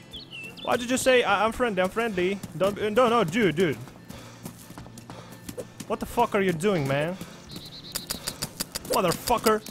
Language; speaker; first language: English; non-native, learner; Russian